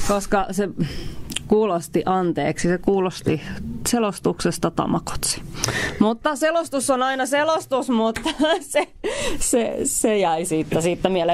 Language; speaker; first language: Finnish; native; Finnish